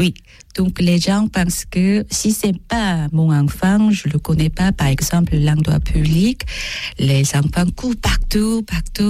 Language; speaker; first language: French; non-native, learner; Korean